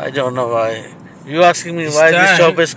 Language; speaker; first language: English; non-native, fluent; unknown